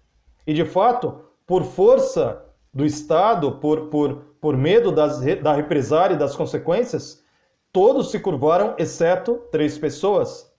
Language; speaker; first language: Portuguese; native; Portuguese